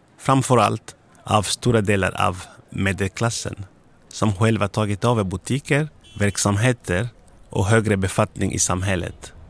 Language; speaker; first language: Swedish; non-native, fluent; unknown